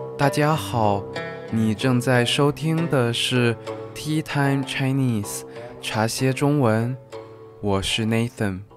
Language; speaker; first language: Chinese; native; Chinese